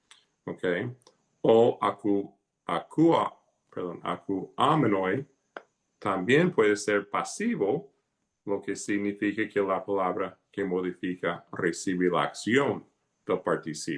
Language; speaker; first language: Spanish; early bilingual, heritage; Spanish